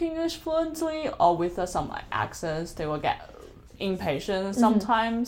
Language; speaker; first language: English; non-native, fluent; Chinese